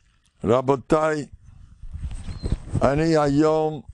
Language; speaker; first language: Hebrew; non-native, fluent; English